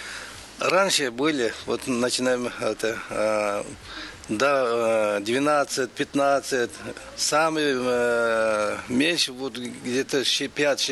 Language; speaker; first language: Russian; non-native, learner; Kyrgyz